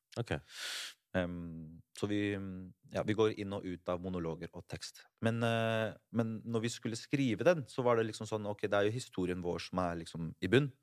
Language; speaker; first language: Norwegian; early bilingual, other home language; Spanish